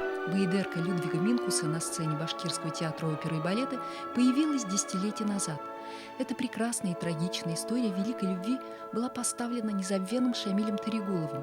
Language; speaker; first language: Russian; native; Russian